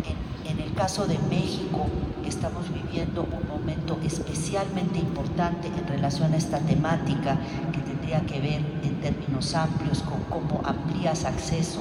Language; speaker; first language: Spanish; native; Spanish